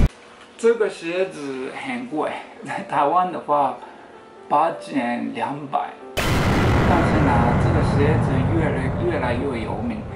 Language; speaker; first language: Chinese; non-native, fluent; Japanese